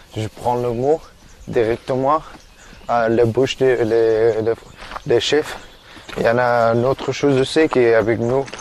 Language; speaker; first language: French; non-native, learner; Persian